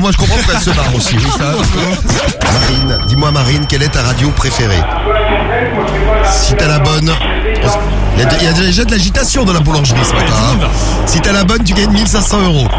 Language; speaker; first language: French; native; French